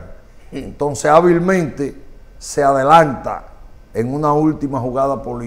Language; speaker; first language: Spanish; native; Spanish